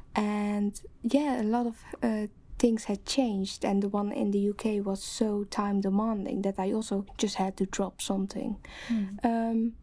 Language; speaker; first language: English; non-native, fluent; Dutch